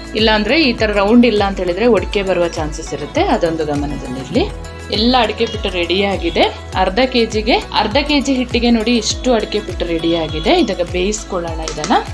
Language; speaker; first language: Kannada; non-native, local second language; Kodava